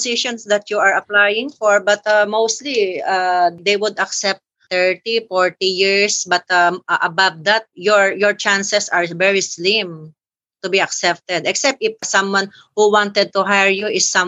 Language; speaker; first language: English; non-native, local second language; Filipino